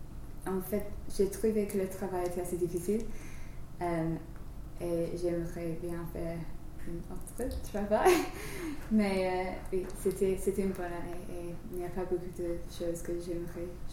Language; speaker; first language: French; non-native, learner; English